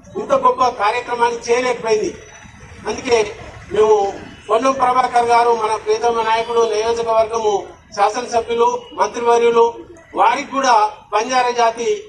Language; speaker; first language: Telugu; non-native, local second language; Lambadi